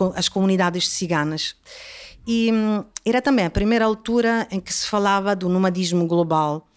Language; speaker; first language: Portuguese; non-native, fluent; Italian